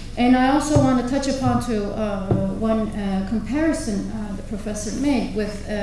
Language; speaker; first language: English; non-native, fluent; Turkish